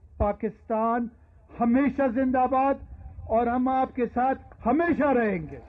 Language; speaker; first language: Urdu; non-native, local second language; Pashto